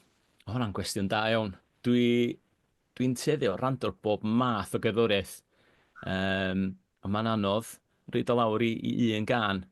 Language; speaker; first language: Welsh; native; Welsh